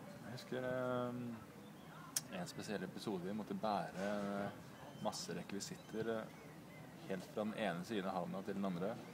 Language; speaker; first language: Norwegian; native; Norwegian